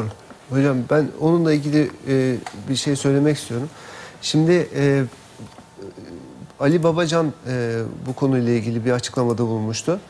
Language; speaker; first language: Turkish; native; Turkish